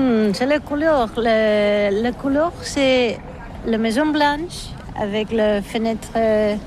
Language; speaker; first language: French; non-native, learner; Catalan